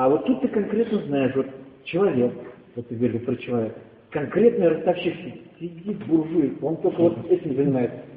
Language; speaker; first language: Russian; native; Russian